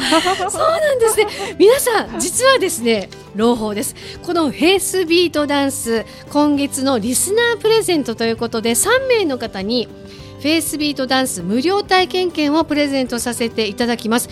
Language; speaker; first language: Japanese; native; Japanese